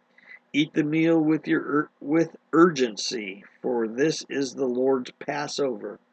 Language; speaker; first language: English; native; English